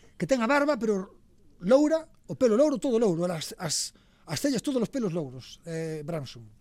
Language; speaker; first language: Galician; native; Galician